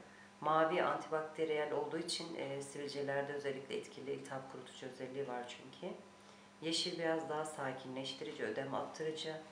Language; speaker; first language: Turkish; native; Turkish